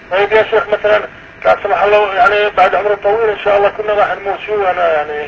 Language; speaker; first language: Arabic; native; Arabic